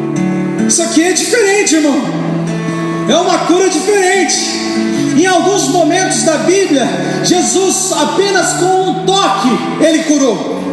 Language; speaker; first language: Portuguese; native; Portuguese